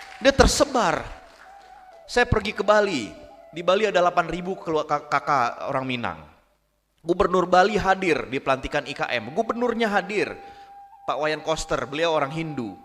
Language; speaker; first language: Indonesian; non-native, local second language; Minangkabau